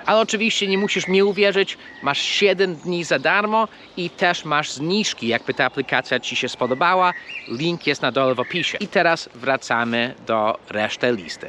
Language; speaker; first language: Polish; non-native, fluent; English